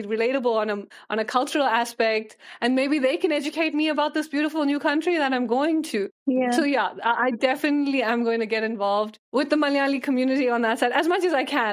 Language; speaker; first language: English; early bilingual, other home language; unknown